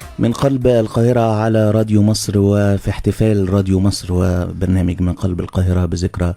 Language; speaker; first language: Arabic; native; Arabic